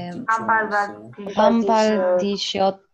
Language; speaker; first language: Korean; non-native, learner; Spanish